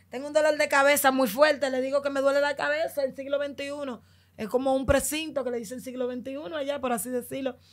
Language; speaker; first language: Spanish; native; Spanish